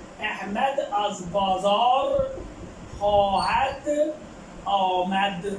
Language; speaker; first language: Persian; non-native, fluent; Urdu